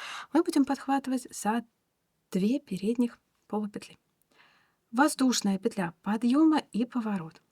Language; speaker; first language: Russian; native; Russian